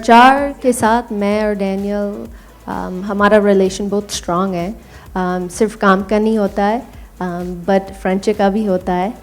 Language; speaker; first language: Hindi; non-native, learner; English